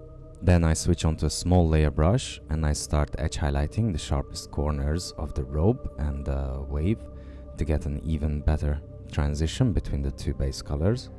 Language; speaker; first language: English; non-native, fluent; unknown